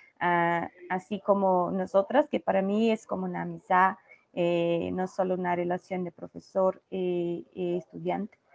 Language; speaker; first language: Spanish; non-native, learner; Portuguese